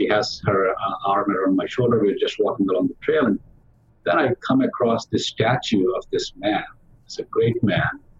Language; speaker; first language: English; non-native, local second language; Telugu